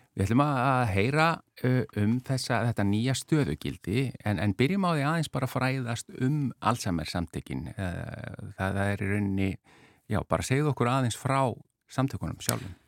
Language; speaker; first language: Icelandic; native; Icelandic